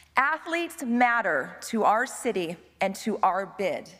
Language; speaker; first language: English; native; English